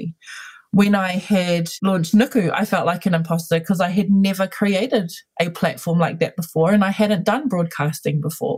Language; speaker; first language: English; native; English